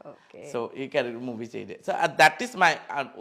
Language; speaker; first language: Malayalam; non-native, fluent; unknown